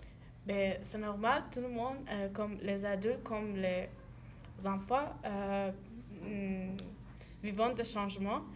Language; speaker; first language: French; non-native, learner; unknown